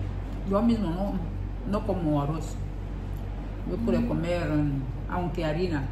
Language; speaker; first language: Spanish; non-native, learner; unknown